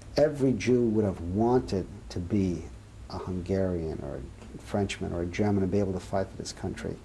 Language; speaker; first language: English; early bilingual, other home language; Serbian